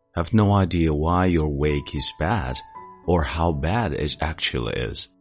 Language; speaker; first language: English; non-native, fluent; Chinese